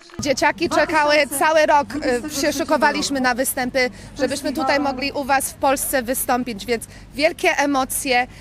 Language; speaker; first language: Polish; early bilingual, heritage; Polish